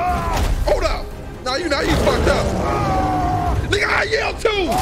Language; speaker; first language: English; native; English